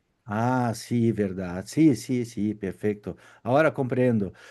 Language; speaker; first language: Spanish; non-native, fluent; Portuguese